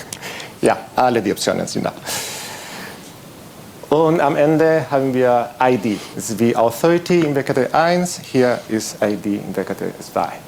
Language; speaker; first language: German; non-native, fluent; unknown